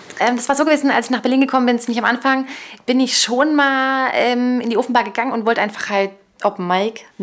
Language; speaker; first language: German; native; German